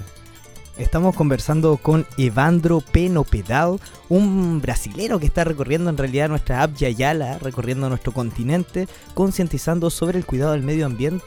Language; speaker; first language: Spanish; native; Spanish